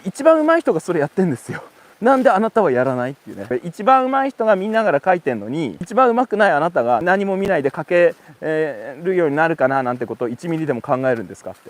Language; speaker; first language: Japanese; native; Japanese